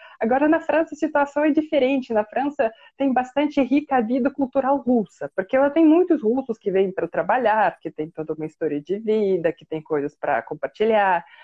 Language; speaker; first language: Portuguese; non-native, fluent; Russian